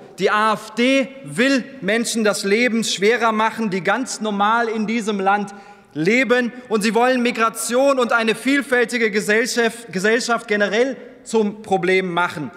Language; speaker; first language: German; early bilingual, other home language; Turkish